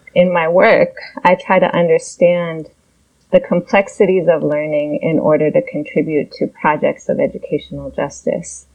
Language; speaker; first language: English; early bilingual, other home language; Persian